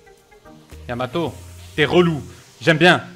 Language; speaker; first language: French; native; French